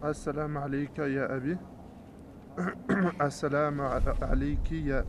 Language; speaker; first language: Arabic; non-native, learner; French